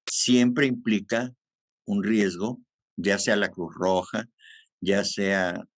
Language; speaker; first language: Spanish; native; Spanish